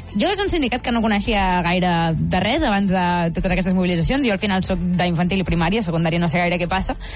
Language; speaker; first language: Catalan; native; Catalan